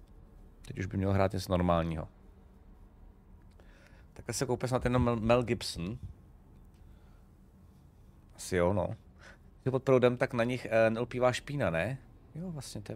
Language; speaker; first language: Czech; native; Czech